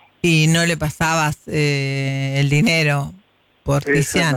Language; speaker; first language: Spanish; native; Spanish